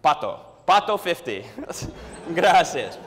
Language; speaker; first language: Spanish; non-native, learner; English